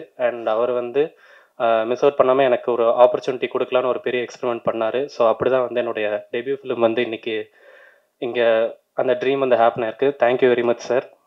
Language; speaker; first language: Tamil; native; Tamil